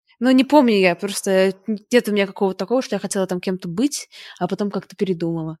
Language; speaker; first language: Russian; native; Russian